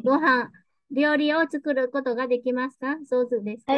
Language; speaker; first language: Japanese; non-native, fluent; Vietnamese